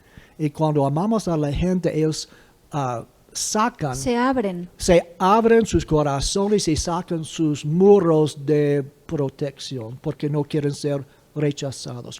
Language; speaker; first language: Spanish; non-native, fluent; English